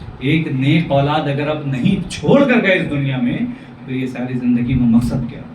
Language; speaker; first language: Urdu; native; Urdu